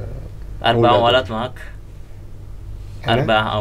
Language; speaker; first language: Arabic; non-native, learner; Indonesian